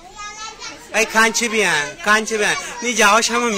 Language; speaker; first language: Chinese; non-native, learner; Pashto